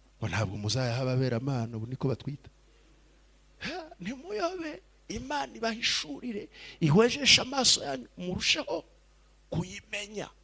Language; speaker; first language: Kinyarwanda; early bilingual, heritage; Kinyarwanda